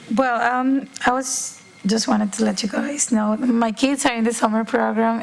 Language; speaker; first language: English; non-native, fluent; Spanish